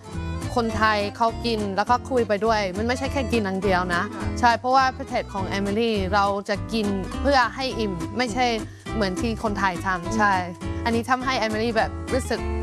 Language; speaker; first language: Thai; non-native, fluent; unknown